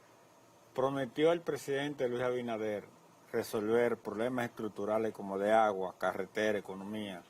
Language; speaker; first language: Spanish; native; Spanish